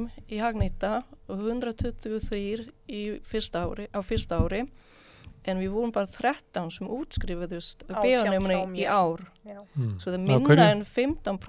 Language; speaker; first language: Icelandic; non-native, fluent; Swedish